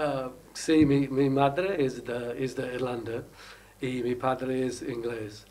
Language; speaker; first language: Spanish; non-native, learner; English